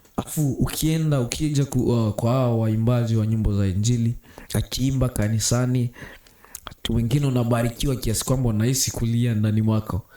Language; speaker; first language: Swahili; native; Swahili